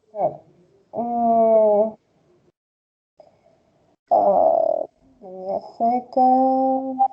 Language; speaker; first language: English; non-native, fluent; Spanish